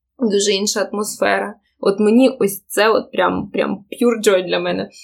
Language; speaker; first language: Ukrainian; non-native, local second language; Russian